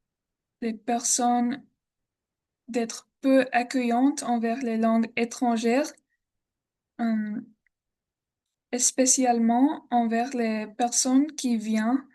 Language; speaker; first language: French; non-native, learner; English